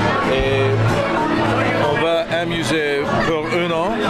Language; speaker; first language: French; non-native, learner; English